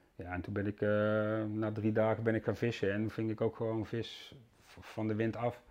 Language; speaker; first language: Dutch; native; Dutch